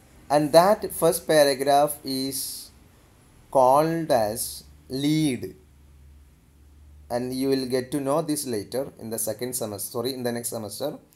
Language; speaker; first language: English; non-native, local second language; Malayalam